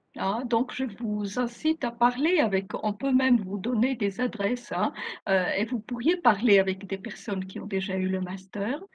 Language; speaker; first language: French; non-native, fluent; Greek